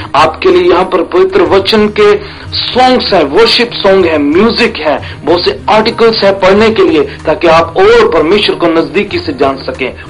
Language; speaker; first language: Hindi; non-native, local second language; Punjabi